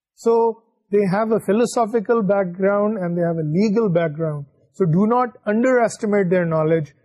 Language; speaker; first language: English; non-native, local second language; Urdu